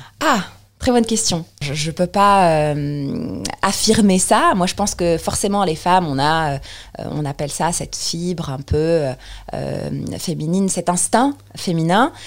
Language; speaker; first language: French; non-native, local second language; Arabic